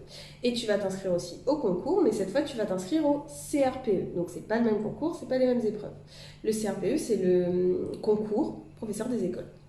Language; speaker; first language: French; native; French